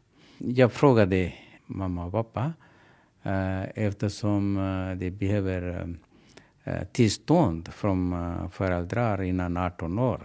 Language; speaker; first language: Swedish; non-native, learner; Sinhala